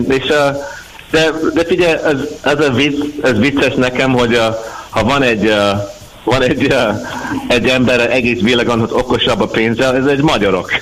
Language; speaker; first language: Hungarian; non-native, learner; English